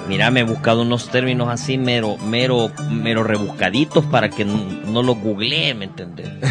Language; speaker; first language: Spanish; native; Spanish